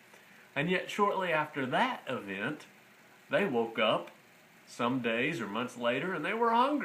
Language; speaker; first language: English; native; English